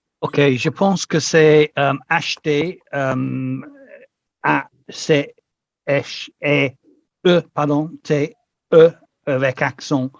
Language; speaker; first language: French; non-native, fluent; English